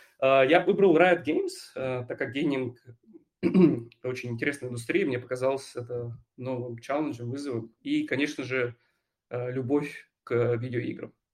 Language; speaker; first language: Russian; native; Russian